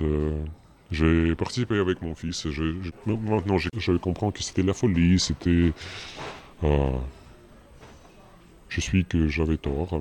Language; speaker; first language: French; non-native, learner; Russian